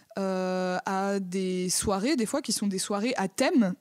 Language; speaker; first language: French; native; French